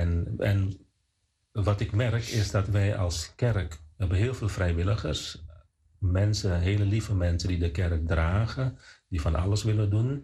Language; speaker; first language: Dutch; non-native, fluent; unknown